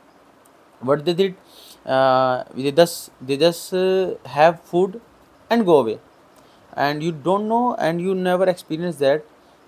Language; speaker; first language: English; non-native, local second language; Hindi